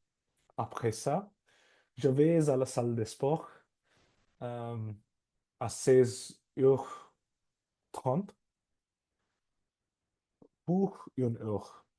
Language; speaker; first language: French; non-native, learner; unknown